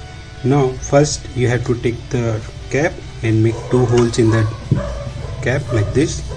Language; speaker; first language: English; non-native, local second language; Hindi